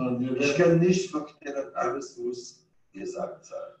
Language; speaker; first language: German; non-native, fluent; French